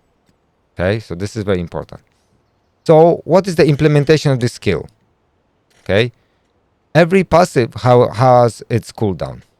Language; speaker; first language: English; non-native, fluent; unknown